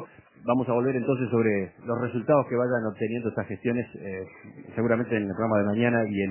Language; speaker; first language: Spanish; native; Spanish